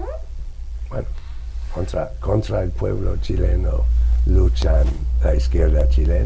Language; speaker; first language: Spanish; non-native, fluent; English